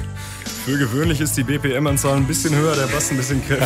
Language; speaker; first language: German; native; German